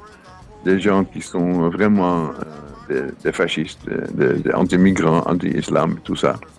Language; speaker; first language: French; non-native, fluent; Dutch